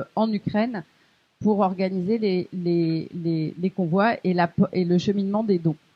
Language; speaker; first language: French; native; French